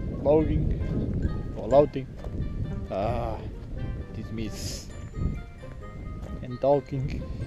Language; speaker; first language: English; non-native, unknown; Portuguese